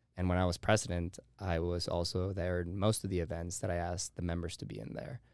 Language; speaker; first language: English; early bilingual, heritage; Spanish